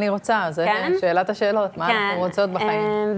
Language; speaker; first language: Hebrew; native; Hebrew